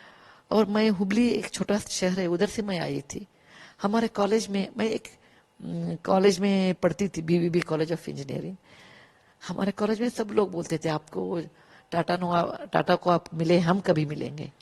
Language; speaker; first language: Hindi; non-native, local second language; Kannada